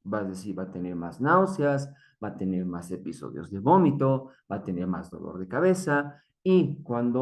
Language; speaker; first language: Spanish; native; Spanish